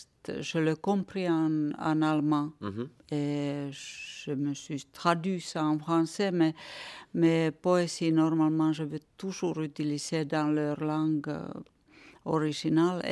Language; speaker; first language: French; non-native, fluent; Finnish